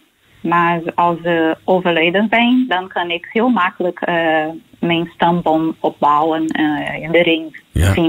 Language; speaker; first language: Dutch; non-native, learner; Portuguese